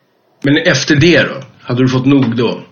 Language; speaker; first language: Swedish; native; Swedish